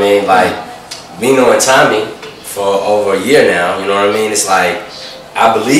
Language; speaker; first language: English; native; English